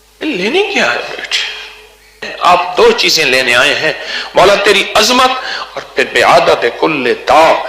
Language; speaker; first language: Urdu; non-native, local second language; Punjabi